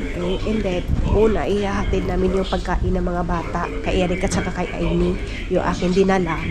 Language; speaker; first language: Filipino; non-native, local second language; Cebuano